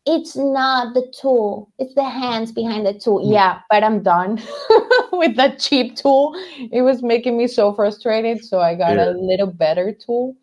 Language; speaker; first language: English; non-native, fluent; Spanish